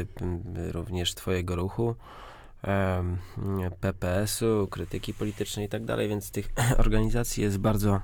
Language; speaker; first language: Polish; native; Polish